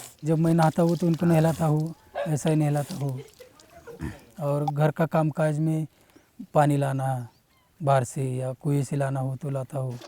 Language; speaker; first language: Hindi; non-native, local second language; Marathi